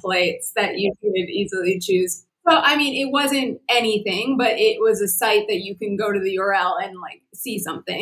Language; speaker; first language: English; native; English